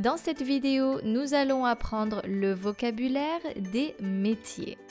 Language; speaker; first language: French; native; French